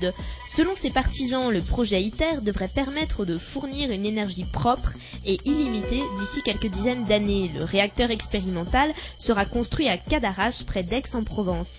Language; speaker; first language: French; native; French